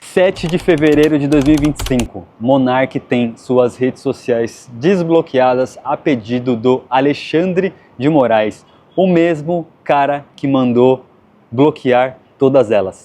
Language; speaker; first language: Portuguese; native; Portuguese